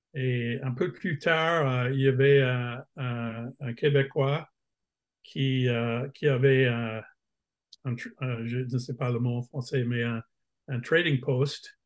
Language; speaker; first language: French; non-native, fluent; English